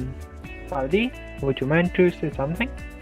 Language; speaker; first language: English; non-native, learner; Indonesian